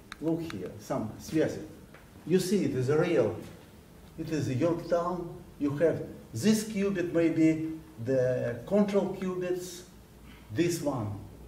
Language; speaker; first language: English; non-native, fluent; Russian